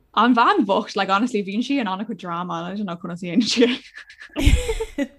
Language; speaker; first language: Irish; non-native, local second language; English